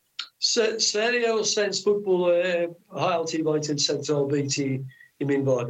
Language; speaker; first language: Swedish; non-native, fluent; English